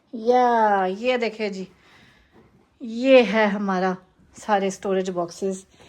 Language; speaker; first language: Urdu; native; Urdu